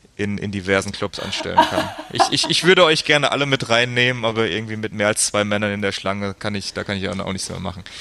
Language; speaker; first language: German; native; German